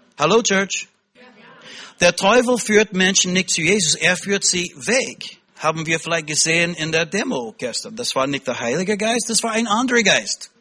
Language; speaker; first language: German; non-native, fluent; English